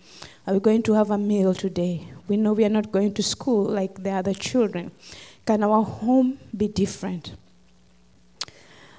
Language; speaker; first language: English; non-native, local second language; Luo (Kenya and Tanzania)